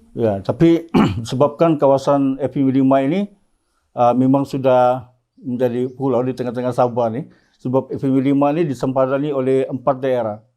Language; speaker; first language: Malay; native; Malay